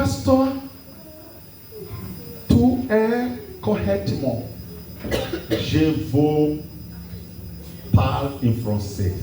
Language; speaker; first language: French; non-native, learner; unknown